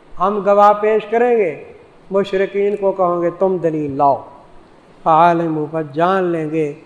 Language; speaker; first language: Urdu; non-native, local second language; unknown